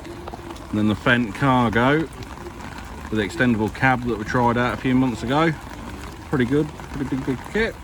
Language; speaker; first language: English; native; English